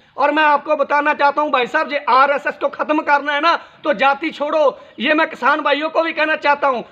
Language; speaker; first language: Hindi; non-native, local second language; Punjabi